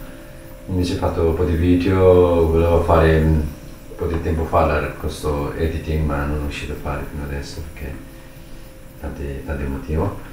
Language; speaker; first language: Italian; non-native, learner; Tibetan